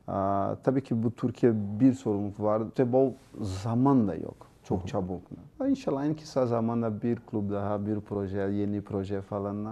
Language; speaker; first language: Turkish; non-native, learner; Portuguese